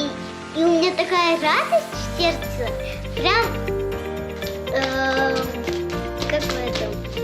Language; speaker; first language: Russian; native; Russian